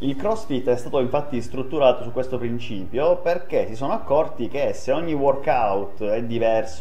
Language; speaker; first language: Italian; native; Italian